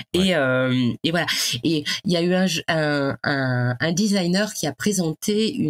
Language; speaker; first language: French; native; French